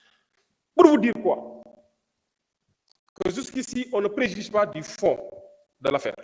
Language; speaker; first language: French; non-native, local second language; Wolof